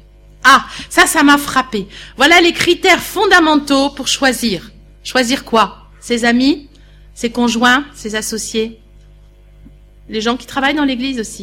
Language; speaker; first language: French; native; French